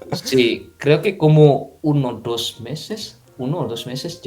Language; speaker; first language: Spanish; non-native, fluent; Indonesian